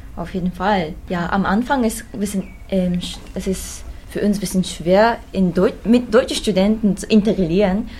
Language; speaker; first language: German; non-native, learner; Japanese